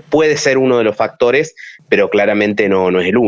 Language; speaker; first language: Spanish; native; Spanish